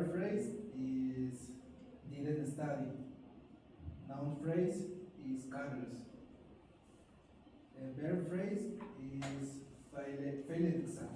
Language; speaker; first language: English; non-native, learner; Spanish